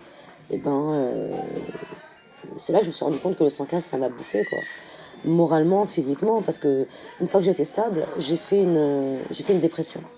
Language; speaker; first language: French; native; French